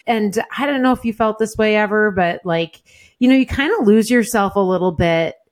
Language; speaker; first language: English; native; English